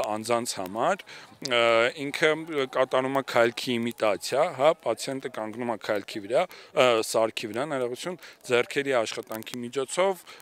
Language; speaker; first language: Armenian; native; Armenian